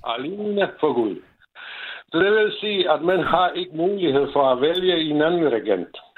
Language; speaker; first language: Danish; non-native, fluent; Czech